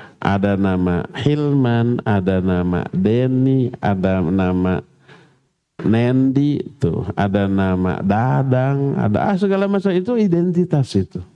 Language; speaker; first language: Malay; non-native, local second language; Sundanese